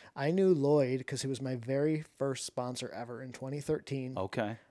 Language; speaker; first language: English; native; English